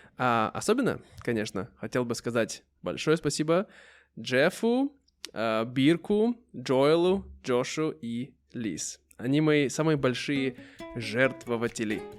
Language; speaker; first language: Russian; native; Russian